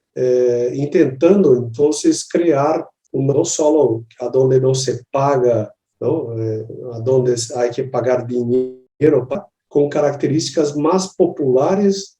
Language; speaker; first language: Spanish; non-native, learner; Portuguese